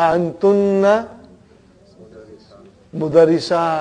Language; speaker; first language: Arabic; non-native, fluent; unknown